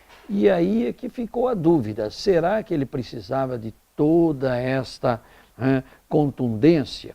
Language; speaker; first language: Portuguese; native; Portuguese